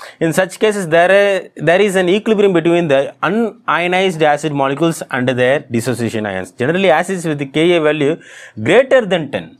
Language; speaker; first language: English; non-native, local second language; Tamil